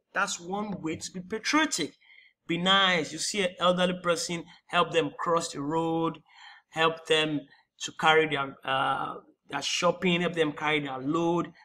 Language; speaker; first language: English; non-native, local second language; Yoruba